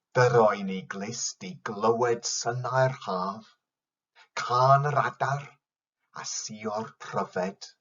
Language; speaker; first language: Welsh; non-native, local second language; English